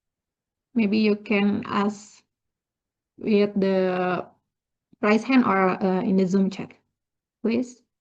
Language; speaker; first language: English; non-native, learner; Indonesian